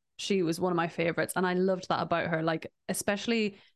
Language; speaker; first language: English; native; English